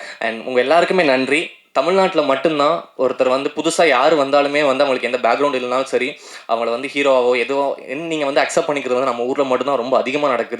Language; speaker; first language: Tamil; native; Tamil